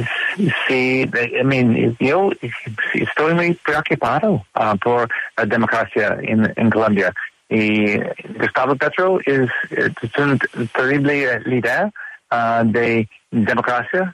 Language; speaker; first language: Spanish; non-native, learner; English